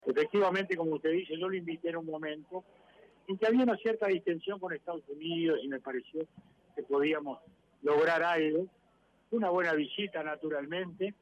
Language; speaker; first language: Spanish; native; Spanish